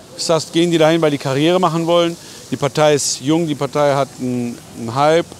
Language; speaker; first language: German; early bilingual, other home language; Persian